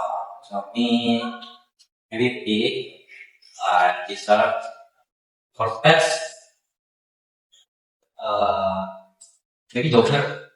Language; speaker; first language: English; non-native, learner; Indonesian